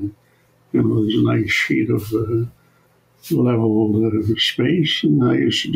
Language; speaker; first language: English; non-native, fluent; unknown